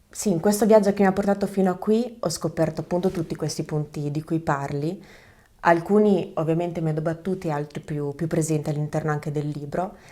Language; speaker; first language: Italian; native; Italian